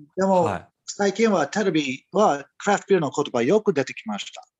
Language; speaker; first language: Japanese; non-native, learner; English